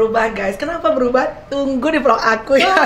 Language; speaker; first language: Indonesian; native; Indonesian